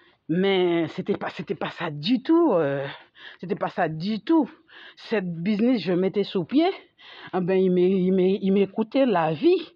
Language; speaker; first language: French; non-native, fluent; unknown